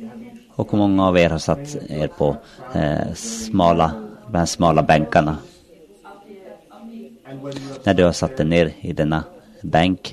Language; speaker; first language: Swedish; non-native, local second language; Finnish